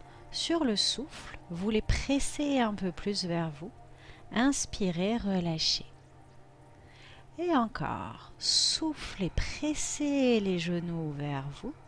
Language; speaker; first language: French; native; French